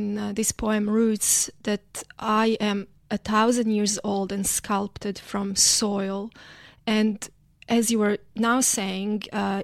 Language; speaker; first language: English; non-native, fluent; Croatian